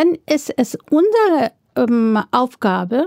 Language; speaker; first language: German; non-native, fluent; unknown